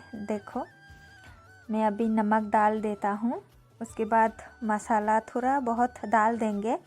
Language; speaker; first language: Hindi; non-native, local second language; Kok Borok